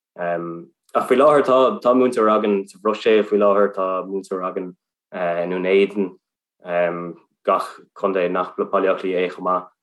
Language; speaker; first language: Irish; non-native, local second language; English